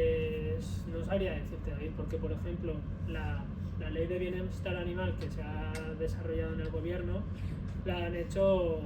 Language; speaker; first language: Spanish; native; Spanish